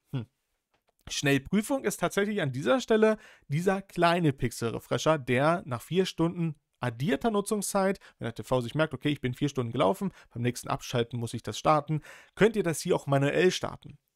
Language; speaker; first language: German; native; German